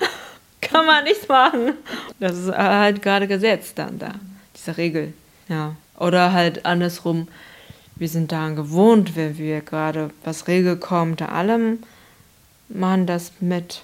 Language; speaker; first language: German; non-native, fluent; Chinese